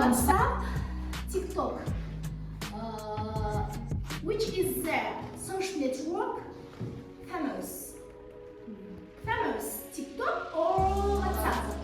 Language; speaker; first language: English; non-native, learner; Kazakh